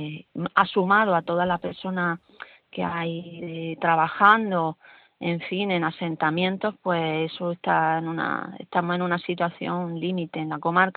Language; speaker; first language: Spanish; native; Spanish